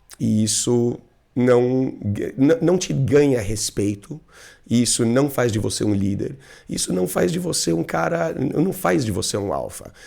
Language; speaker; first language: Portuguese; non-native, fluent; English